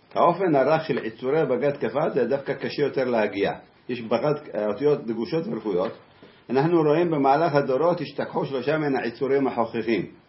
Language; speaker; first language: Hebrew; native; Hebrew